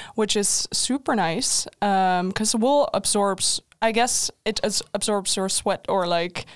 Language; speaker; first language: English; non-native, fluent; Dutch